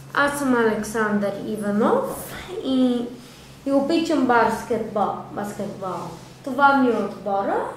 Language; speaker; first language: Bulgarian; early bilingual, other home language; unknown